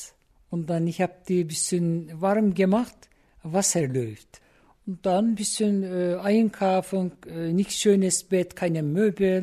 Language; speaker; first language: German; non-native, learner; Turkish